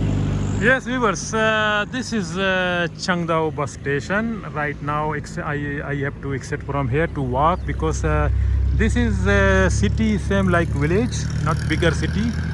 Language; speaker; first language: English; non-native, learner; Urdu